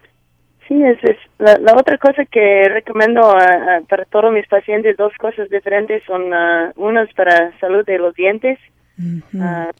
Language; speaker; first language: Spanish; non-native, learner; English